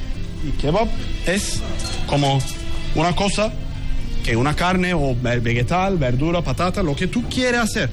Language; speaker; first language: Spanish; non-native, learner; Turkish